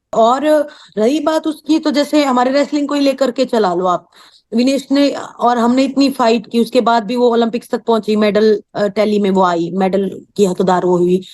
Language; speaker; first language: Hindi; native; Hindi